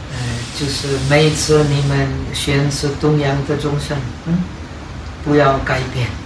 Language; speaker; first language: Chinese; non-native, learner; Czech